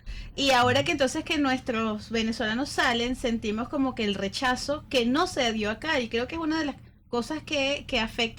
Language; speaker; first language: Spanish; native; Spanish